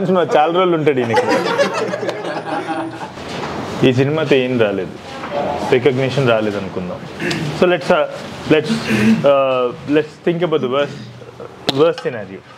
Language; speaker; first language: Telugu; native; Telugu